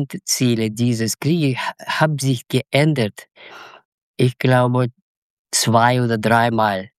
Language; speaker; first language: German; non-native, learner; Russian